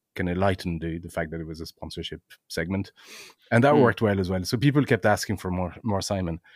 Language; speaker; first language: English; non-native, fluent; French